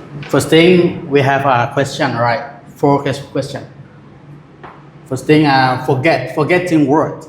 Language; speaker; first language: English; non-native, learner; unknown